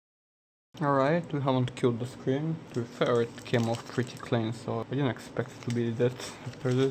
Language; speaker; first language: English; non-native, fluent; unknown